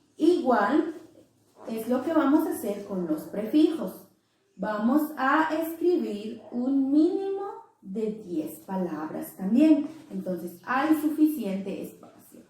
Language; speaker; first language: Spanish; non-native, local second language; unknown